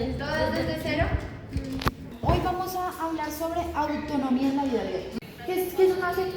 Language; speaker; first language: Spanish; native; Spanish